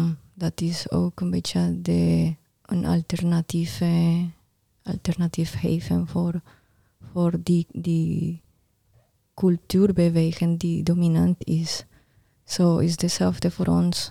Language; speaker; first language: Dutch; non-native, learner; Spanish